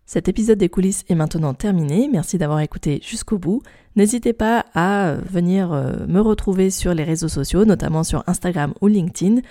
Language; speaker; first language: French; native; French